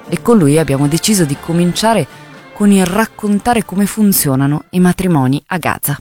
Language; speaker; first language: Italian; native; Italian